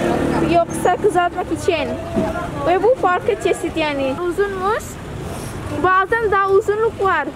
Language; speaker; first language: Turkish; non-native, learner; Javanese